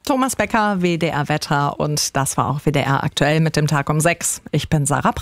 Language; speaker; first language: German; native; German